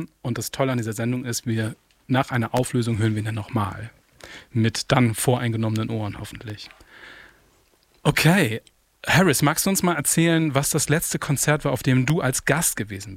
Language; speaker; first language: German; native; German